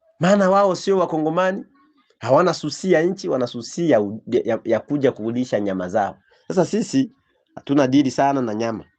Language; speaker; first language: Swahili; native; Swahili